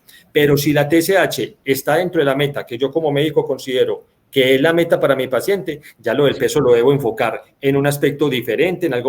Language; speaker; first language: Spanish; native; Spanish